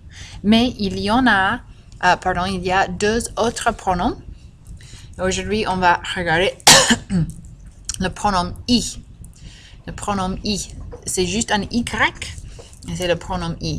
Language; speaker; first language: French; non-native, fluent; English